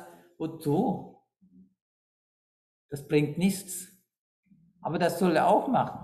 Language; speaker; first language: German; non-native, fluent; Sinhala